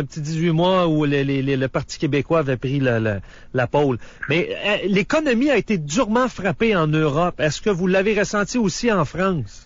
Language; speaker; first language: French; native; French